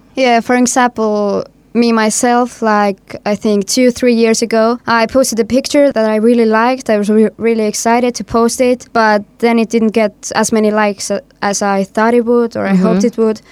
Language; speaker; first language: English; non-native, fluent; Estonian